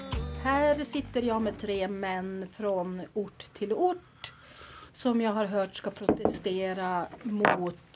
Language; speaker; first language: Swedish; native; Swedish